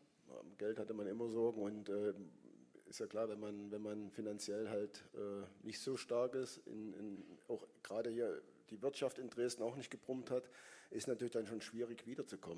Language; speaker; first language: German; native; German